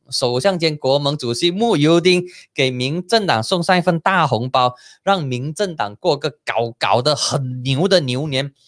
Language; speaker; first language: Chinese; native; Chinese